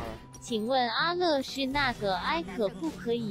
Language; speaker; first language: Chinese; native; Chinese